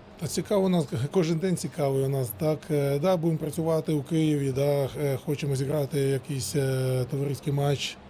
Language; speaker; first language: Ukrainian; non-native, local second language; Russian